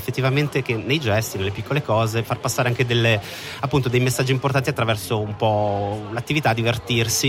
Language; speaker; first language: Italian; native; Italian